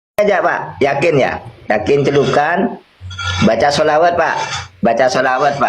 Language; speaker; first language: Indonesian; non-native, local second language; Madurese